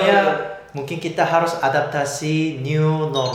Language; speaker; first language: Indonesian; non-native, fluent; Korean